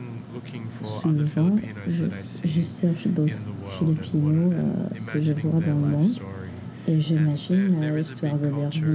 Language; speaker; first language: French; non-native, learner; English